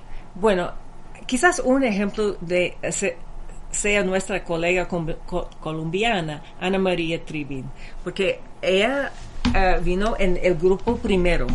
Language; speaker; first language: Spanish; non-native, fluent; English